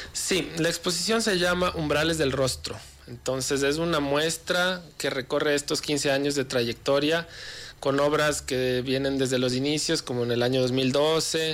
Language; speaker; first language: Spanish; native; Spanish